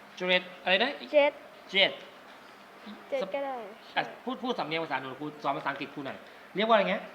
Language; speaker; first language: Thai; native; Thai